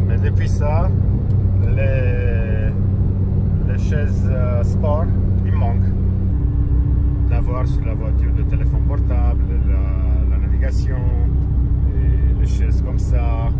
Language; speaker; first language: French; non-native, fluent; Romanian